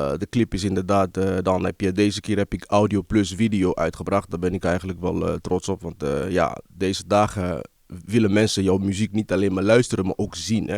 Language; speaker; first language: Dutch; early bilingual, other home language; Lingala